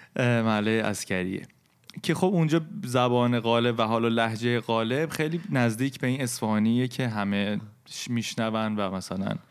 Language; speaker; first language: Persian; native; Persian